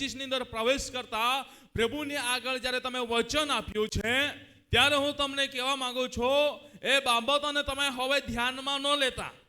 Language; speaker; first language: Gujarati; non-native, local second language; Gamit